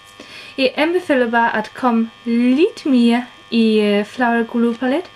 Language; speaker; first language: Danish; non-native, fluent; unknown